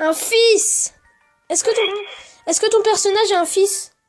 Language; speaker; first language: French; native; French